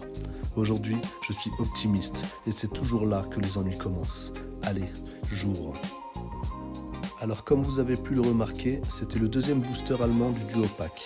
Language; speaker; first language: French; native; French